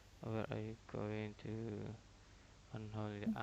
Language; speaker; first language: English; non-native, learner; Indonesian